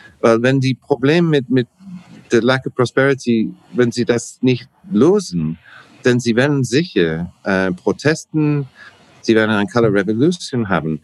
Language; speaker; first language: German; non-native, learner; English